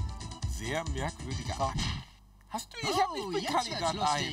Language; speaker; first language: German; native; German